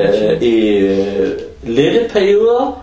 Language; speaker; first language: Danish; early bilingual, other home language; Arabic